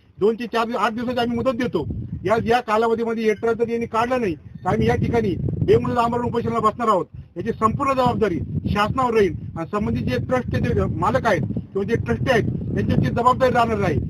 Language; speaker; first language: Marathi; native; Marathi